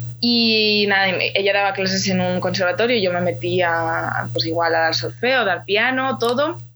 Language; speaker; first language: Spanish; early bilingual, other home language; Ukrainian